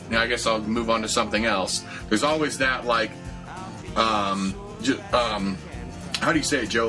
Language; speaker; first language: English; native; English